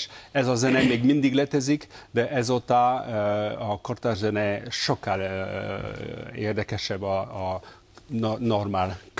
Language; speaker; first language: Hungarian; non-native, fluent; French